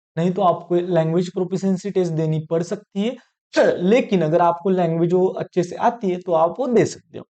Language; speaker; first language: Hindi; non-native, local second language; Marathi